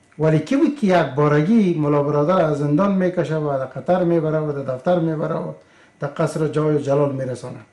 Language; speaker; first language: Persian; native; Persian